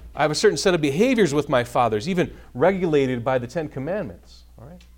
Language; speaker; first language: English; native; English